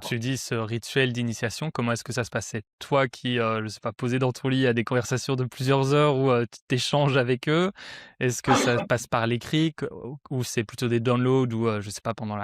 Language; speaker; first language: French; native; French